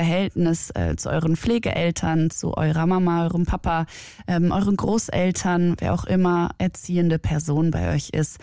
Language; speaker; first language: German; native; German